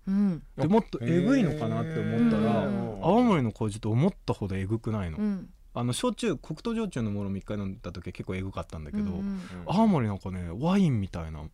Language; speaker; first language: Japanese; native; Japanese